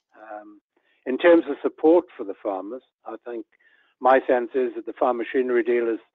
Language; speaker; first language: English; native; English